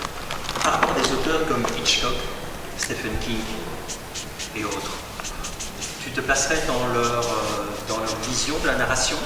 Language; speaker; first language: French; native; French